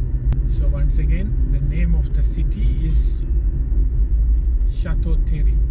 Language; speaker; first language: English; non-native, fluent; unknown